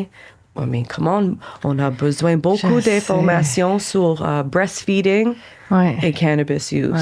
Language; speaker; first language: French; non-native, local second language; English